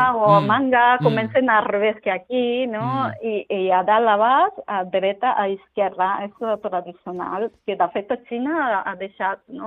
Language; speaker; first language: Catalan; non-native, learner; Japanese